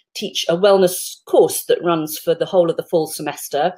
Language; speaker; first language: English; native; English